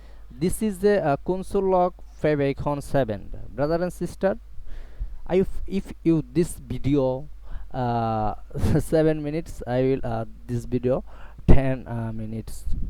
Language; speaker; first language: English; non-native, local second language; Bangla